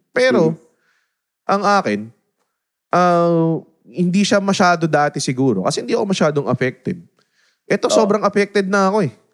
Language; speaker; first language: Filipino; native; Filipino